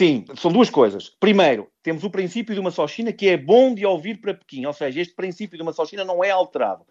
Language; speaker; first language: Portuguese; native; Portuguese